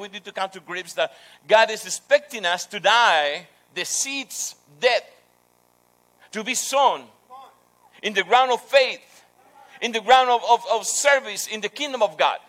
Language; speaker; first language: English; non-native, fluent; Spanish